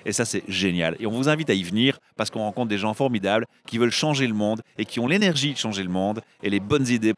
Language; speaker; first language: French; native; French